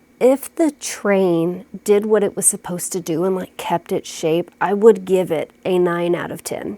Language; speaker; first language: English; native; English